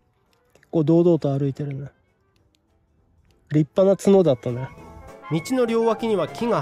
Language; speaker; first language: Japanese; native; Japanese